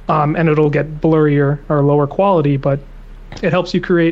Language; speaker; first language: English; native; English